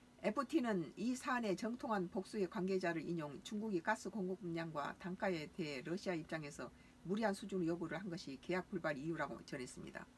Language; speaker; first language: Korean; native; Korean